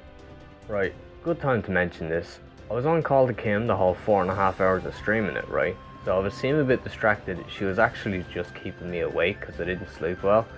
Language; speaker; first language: English; native; English